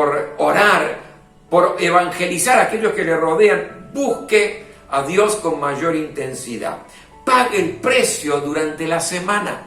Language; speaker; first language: Spanish; native; Spanish